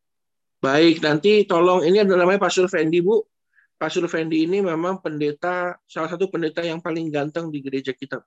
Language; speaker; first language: Indonesian; native; Indonesian